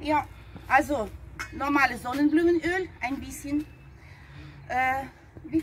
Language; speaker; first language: German; non-native, fluent; Russian